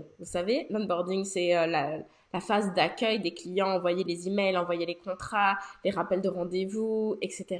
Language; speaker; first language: French; native; French